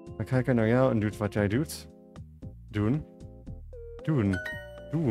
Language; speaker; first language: Dutch; non-native, learner; English